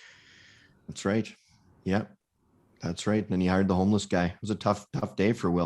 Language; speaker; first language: English; native; English